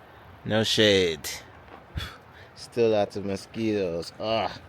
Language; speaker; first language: English; native; English